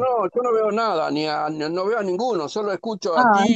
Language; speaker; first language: Spanish; non-native, learner; Polish